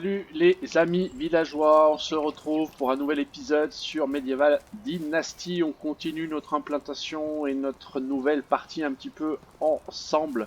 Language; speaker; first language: French; native; French